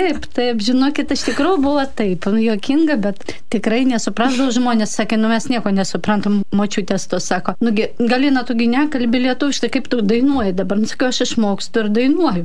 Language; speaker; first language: Lithuanian; non-native, fluent; Russian